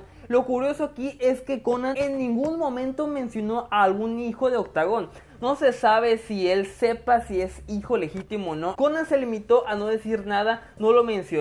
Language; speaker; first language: Spanish; native; Spanish